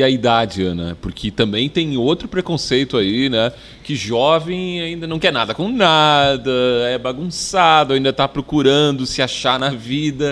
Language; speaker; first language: Portuguese; native; Portuguese